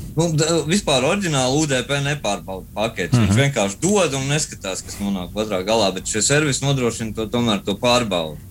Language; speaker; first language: Latvian; native; Latvian